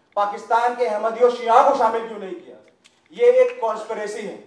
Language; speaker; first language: Hindi; native; Hindi